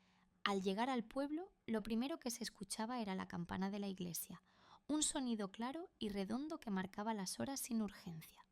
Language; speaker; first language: Spanish; native; Spanish